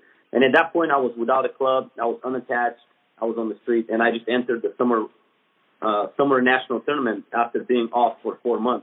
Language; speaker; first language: English; non-native, fluent; Bulgarian